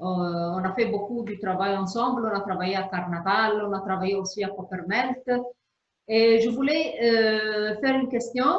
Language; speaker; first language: French; non-native, fluent; Arabic